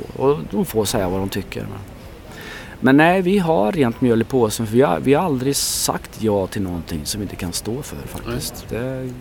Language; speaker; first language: Swedish; native; Swedish